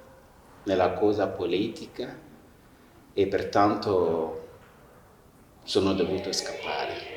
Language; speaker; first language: Italian; non-native, fluent; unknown